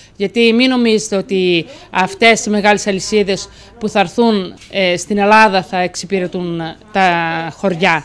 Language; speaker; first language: Greek; native; Greek